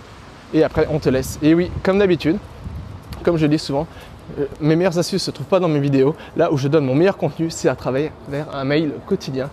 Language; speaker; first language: French; native; French